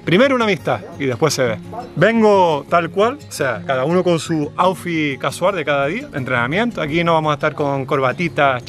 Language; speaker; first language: Spanish; native; Spanish